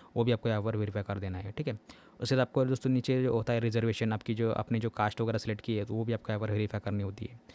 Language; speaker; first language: Hindi; non-native, local second language; Marathi